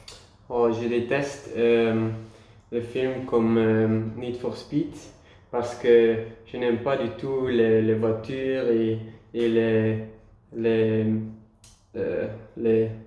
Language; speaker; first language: French; non-native, learner; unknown